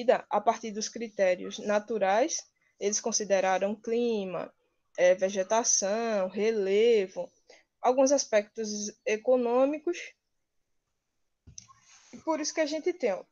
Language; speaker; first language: Portuguese; native; Portuguese